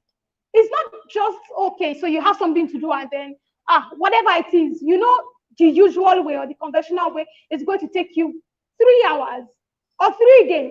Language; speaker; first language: English; non-native, local second language; Yoruba